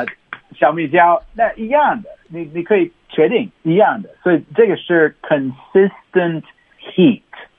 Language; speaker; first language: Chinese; non-native, learner; English